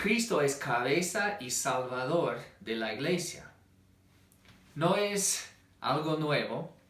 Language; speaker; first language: Spanish; non-native, fluent; English